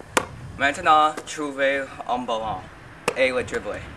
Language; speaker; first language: French; non-native, learner; English